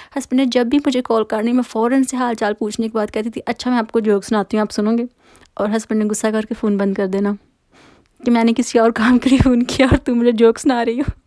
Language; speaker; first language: Urdu; non-native, local second language; Punjabi